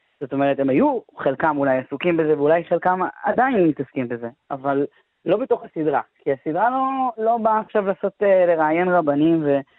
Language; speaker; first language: Hebrew; native; Hebrew